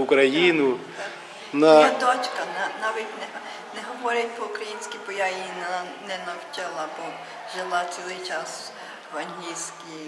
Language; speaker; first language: Ukrainian; early bilingual, heritage; English